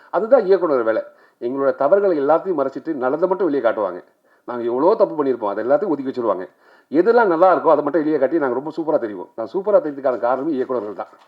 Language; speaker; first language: Tamil; native; Tamil